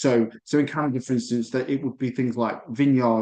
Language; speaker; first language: English; native; English